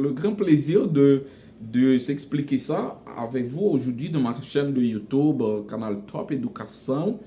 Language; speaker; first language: French; non-native, local second language; Haitian Creole